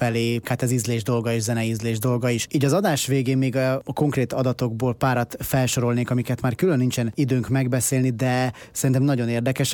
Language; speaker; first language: Hungarian; native; Hungarian